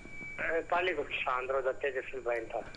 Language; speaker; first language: Italian; non-native, fluent; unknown